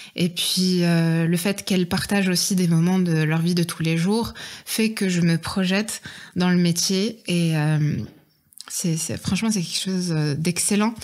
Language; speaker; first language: French; non-native, local second language; Arabic